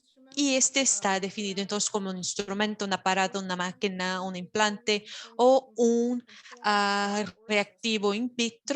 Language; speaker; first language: Spanish; non-native, fluent; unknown